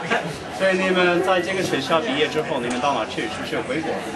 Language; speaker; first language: Chinese; non-native, fluent; English